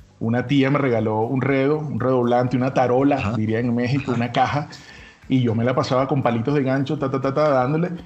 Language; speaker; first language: Spanish; native; Spanish